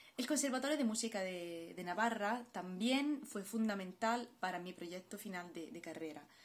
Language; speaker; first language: Spanish; non-native, fluent; Italian